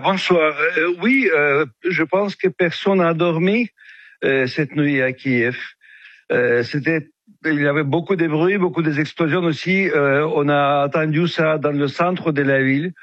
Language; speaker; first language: French; non-native, fluent; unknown